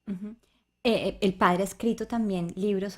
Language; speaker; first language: Spanish; native; Spanish